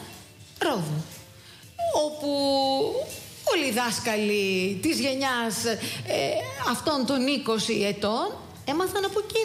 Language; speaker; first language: Greek; native; Greek